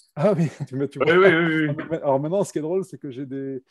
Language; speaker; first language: French; native; French